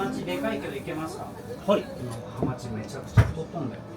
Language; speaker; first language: Japanese; native; Japanese